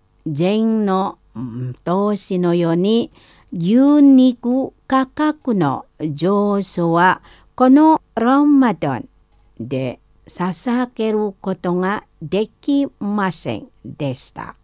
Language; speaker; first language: Japanese; non-native, learner; Indonesian